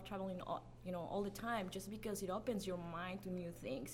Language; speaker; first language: English; non-native, fluent; Spanish